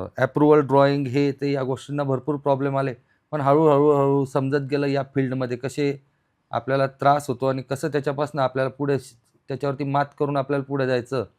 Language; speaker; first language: Marathi; native; Marathi